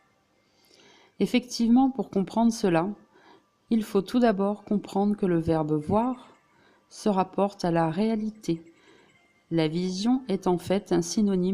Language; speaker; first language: French; native; French